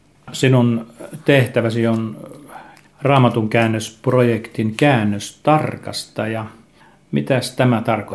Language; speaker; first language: Finnish; native; Finnish